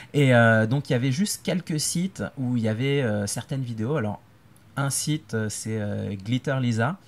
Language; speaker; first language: French; native; French